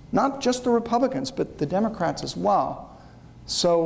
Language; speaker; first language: English; native; English